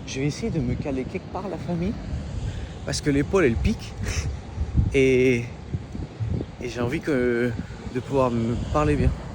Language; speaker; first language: French; early bilingual, other home language; Spanish